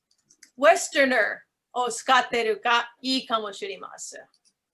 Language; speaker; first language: Japanese; non-native, learner; English